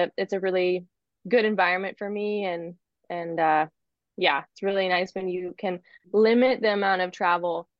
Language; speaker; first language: English; native; English